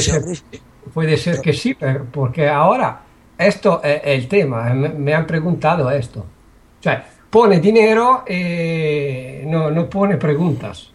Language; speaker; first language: Spanish; non-native, learner; Italian